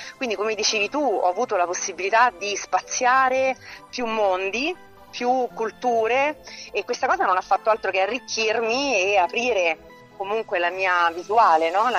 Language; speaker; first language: Italian; early bilingual, other home language; Persian